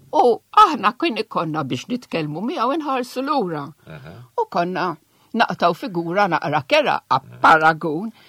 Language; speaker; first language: Maltese; non-native, local second language; Italian